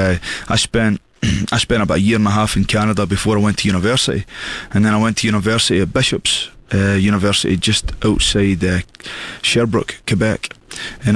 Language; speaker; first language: English; native; English